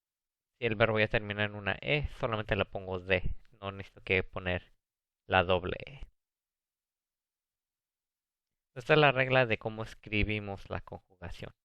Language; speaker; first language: Spanish; early bilingual, heritage; English